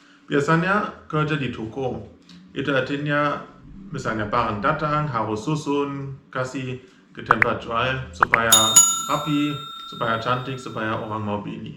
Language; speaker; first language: Indonesian; non-native, fluent; German